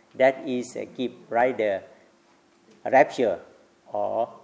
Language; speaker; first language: English; non-native, learner; Thai